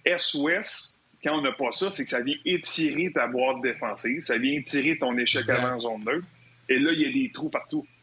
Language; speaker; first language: French; native; French